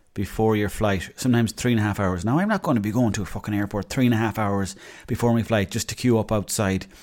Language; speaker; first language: English; native; English